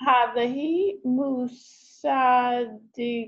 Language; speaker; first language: Arabic; non-native, learner; English